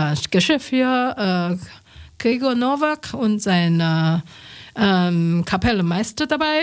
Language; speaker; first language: German; non-native, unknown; Chinese